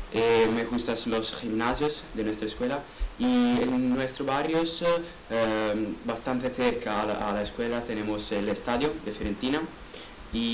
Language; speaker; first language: Spanish; non-native, learner; Italian